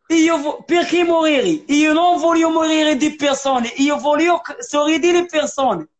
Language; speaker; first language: Italian; non-native, learner; Arabic